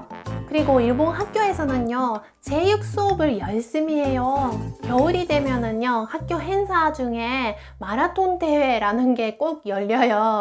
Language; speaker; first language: Korean; non-native, fluent; Japanese